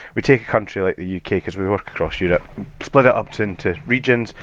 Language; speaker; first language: English; native; English